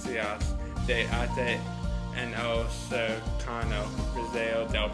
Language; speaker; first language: Spanish; non-native, learner; English